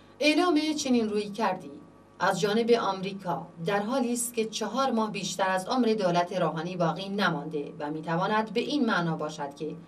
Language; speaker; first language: Persian; non-native, local second language; Central Kurdish